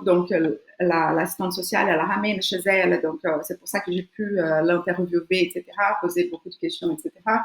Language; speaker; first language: French; non-native, fluent; Portuguese